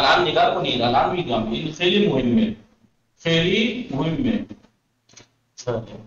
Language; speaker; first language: Persian; non-native, fluent; Urdu